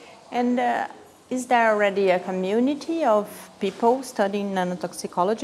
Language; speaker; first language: English; non-native, fluent; Portuguese